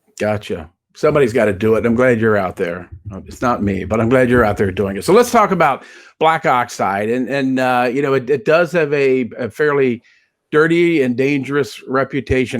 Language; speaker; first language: English; native; English